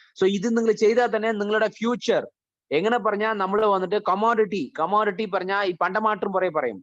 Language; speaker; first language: Malayalam; early bilingual, heritage; Malayalam